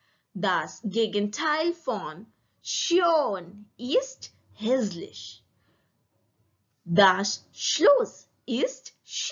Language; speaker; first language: German; non-native, learner; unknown